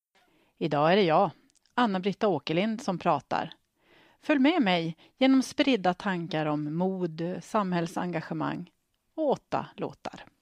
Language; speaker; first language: Swedish; native; Swedish